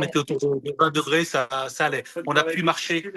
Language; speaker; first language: French; native; French